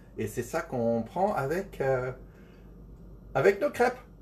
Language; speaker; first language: French; native; French